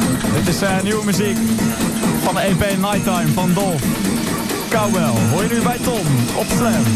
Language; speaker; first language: Dutch; native; Dutch